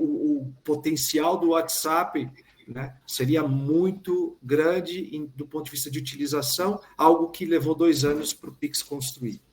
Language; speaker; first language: Portuguese; native; Portuguese